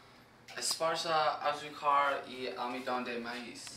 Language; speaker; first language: Spanish; non-native, learner; English